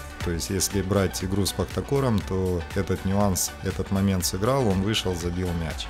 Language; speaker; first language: Russian; native; Russian